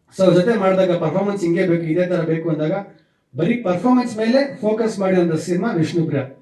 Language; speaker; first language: Kannada; native; Kannada